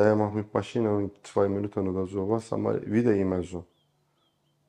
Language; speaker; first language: German; non-native, learner; Turkish